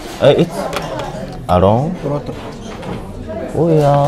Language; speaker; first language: English; non-native, learner; Japanese